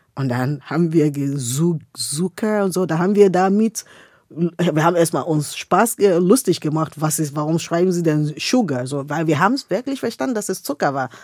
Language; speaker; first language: German; non-native, fluent; Igbo